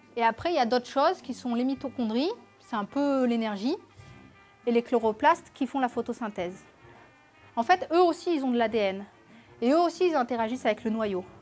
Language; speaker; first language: French; native; French